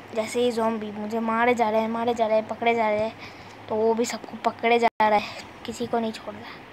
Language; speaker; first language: Hindi; non-native, local second language; Bangla